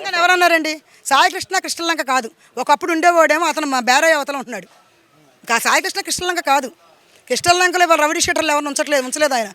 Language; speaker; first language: Telugu; native; Telugu